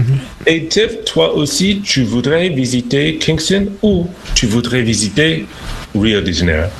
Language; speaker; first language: French; non-native, fluent; English